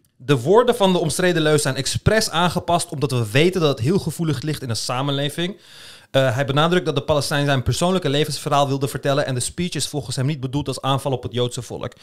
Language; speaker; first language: Dutch; early bilingual, other home language; Turkish